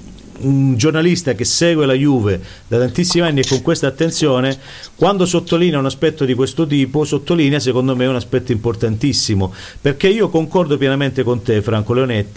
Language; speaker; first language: Italian; native; Italian